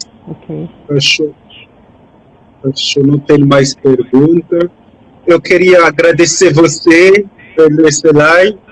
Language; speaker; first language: Portuguese; non-native, fluent; French